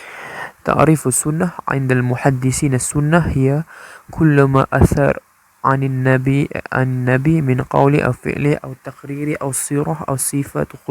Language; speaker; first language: Arabic; non-native, learner; Malay